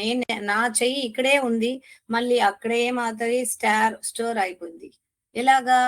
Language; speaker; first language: Telugu; non-native, learner; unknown